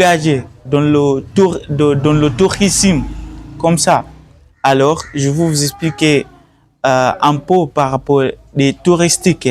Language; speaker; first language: French; non-native, learner; Swahili